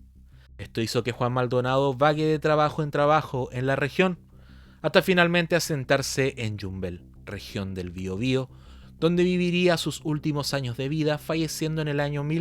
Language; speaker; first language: Spanish; native; Spanish